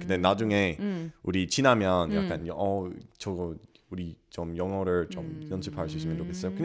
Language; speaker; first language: Korean; non-native, learner; English